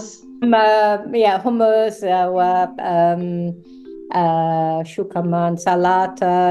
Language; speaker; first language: Arabic; non-native, learner; English